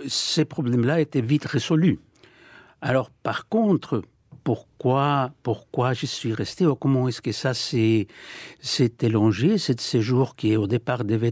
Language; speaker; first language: French; non-native, fluent; Spanish